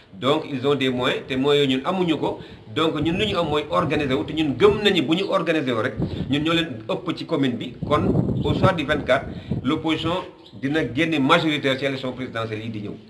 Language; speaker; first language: Wolof; native; Wolof